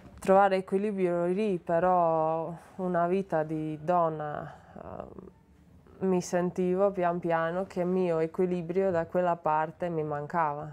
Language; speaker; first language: Italian; non-native, learner; Slovenian